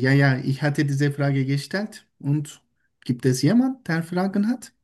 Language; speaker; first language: German; non-native, learner; Turkish